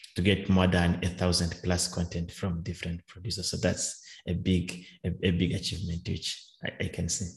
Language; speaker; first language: English; non-native, local second language; Kinyarwanda